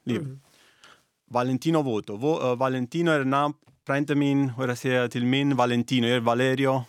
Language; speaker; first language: Icelandic; non-native, learner; Italian